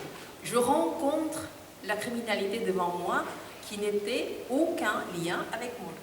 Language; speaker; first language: French; non-native, fluent; Korean